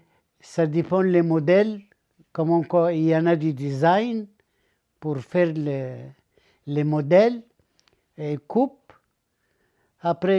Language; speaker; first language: French; non-native, learner; Arabic